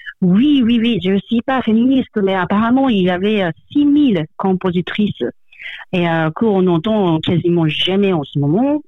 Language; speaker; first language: French; non-native, fluent; Japanese